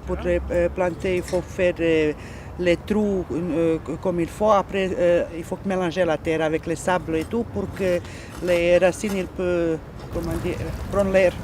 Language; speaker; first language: French; non-native, learner; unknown